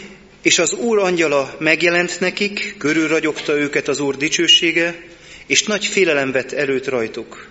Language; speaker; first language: Hungarian; native; Hungarian